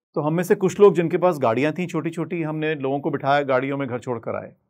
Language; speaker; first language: Hindi; native; Hindi